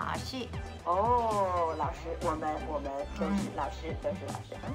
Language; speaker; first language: Chinese; non-native, fluent; Japanese